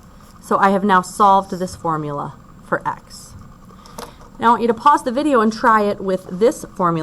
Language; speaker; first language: English; native; English